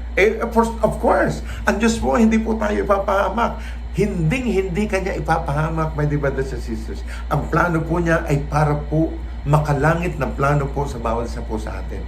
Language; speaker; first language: Filipino; non-native, local second language; Cebuano